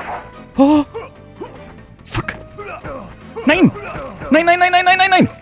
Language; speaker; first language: German; native; German